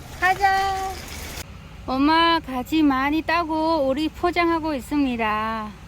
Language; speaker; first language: Korean; non-native, learner; Vietnamese